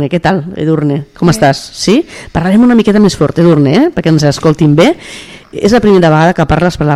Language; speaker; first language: Catalan; native; Catalan